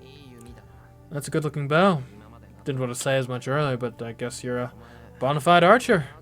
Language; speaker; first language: English; native; English